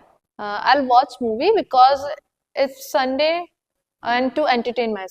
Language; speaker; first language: English; non-native, learner; Hindi